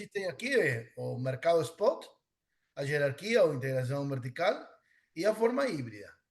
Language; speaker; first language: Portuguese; non-native, learner; Spanish